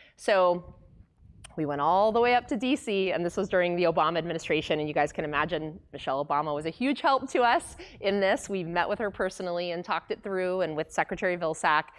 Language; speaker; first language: English; native; English